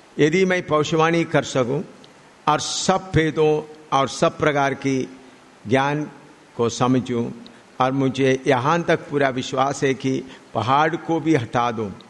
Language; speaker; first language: Hindi; non-native, local second language; Malayalam